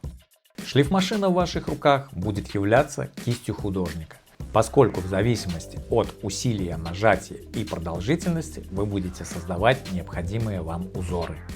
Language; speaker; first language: Russian; native; Russian